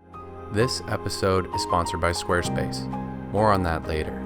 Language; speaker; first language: English; native; English